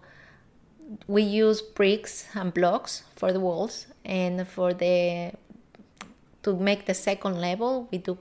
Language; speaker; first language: English; non-native, learner; Spanish